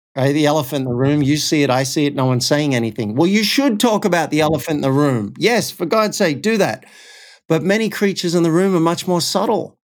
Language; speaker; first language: English; native; English